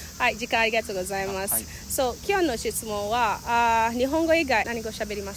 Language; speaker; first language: Japanese; non-native, fluent; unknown